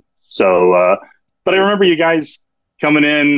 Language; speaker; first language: English; native; English